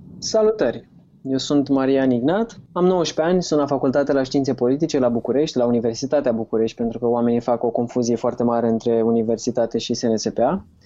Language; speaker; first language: Romanian; native; Romanian